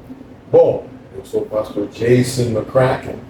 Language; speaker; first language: Portuguese; non-native, fluent; English